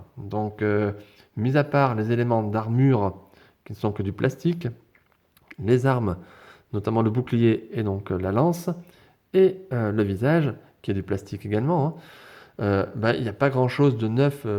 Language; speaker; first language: French; native; French